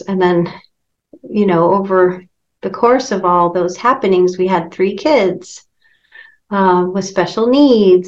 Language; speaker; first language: English; native; English